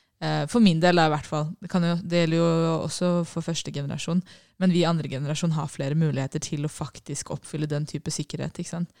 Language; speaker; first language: Norwegian; native; Norwegian